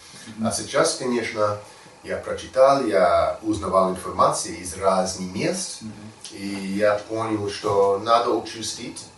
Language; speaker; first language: Russian; non-native, learner; English